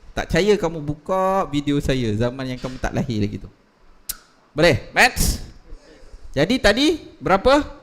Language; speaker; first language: Malay; native; Malay